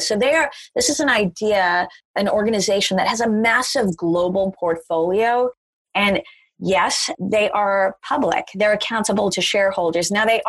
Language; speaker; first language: English; native; English